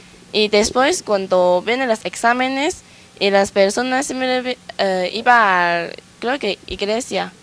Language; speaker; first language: Spanish; non-native, learner; Chinese